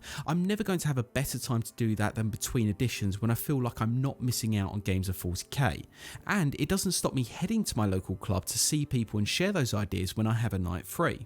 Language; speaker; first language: English; native; English